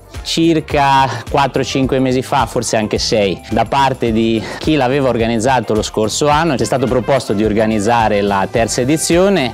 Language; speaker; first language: Italian; native; Italian